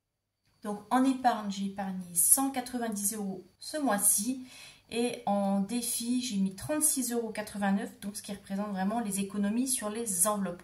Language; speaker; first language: French; native; French